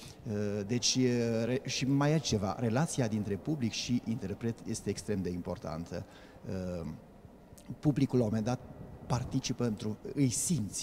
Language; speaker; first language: Romanian; native; Romanian